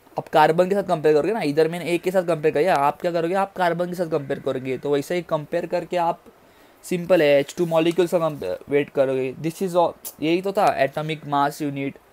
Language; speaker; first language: Hindi; native; Hindi